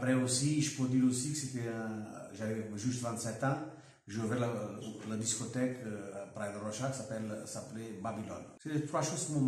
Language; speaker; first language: French; non-native, fluent; Portuguese